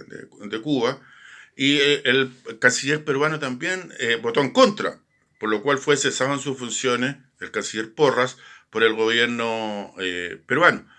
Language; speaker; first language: Spanish; native; Spanish